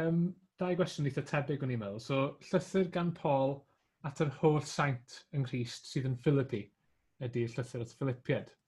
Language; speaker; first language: Welsh; native; Welsh